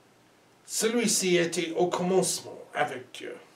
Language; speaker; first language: French; non-native, learner; English